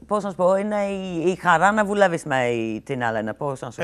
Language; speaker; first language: Greek; non-native, fluent; English